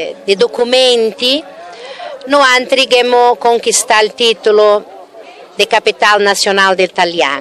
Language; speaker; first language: Italian; early bilingual, heritage; Italian